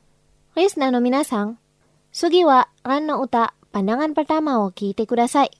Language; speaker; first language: Japanese; non-native, fluent; Indonesian